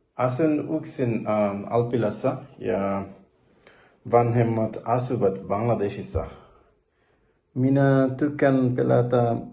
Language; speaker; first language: Finnish; non-native, learner; Bangla